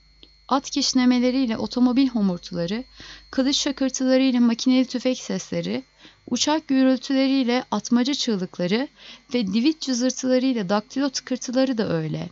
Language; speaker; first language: Turkish; native; Turkish